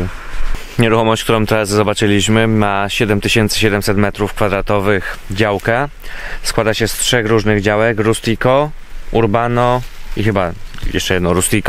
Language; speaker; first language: Polish; native; Polish